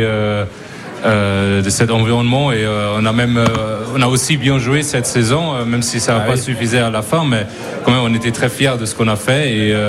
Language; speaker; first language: French; non-native, fluent; German